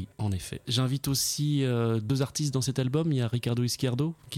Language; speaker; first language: French; native; French